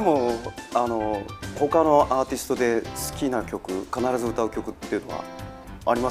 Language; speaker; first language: Japanese; native; Japanese